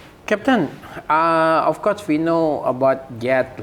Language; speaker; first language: English; non-native, fluent; Indonesian